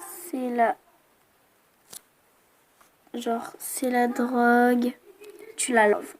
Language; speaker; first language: French; native; French